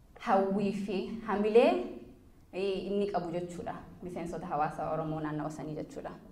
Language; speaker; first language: Oromo; early bilingual, heritage; Oromo